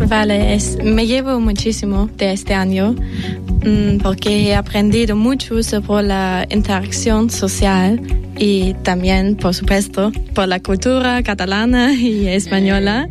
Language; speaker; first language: Spanish; non-native, fluent; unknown